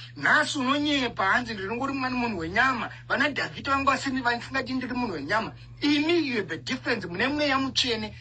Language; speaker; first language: Shona; native; Shona